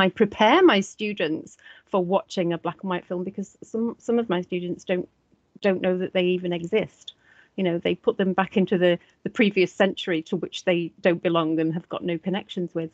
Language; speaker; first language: English; native; English